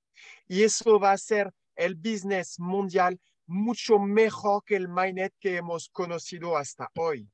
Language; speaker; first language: Spanish; non-native, learner; French